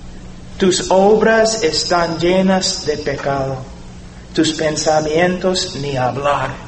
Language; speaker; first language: Spanish; non-native, fluent; English